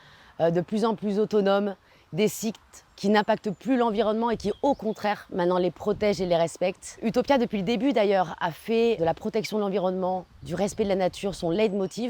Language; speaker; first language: French; native; French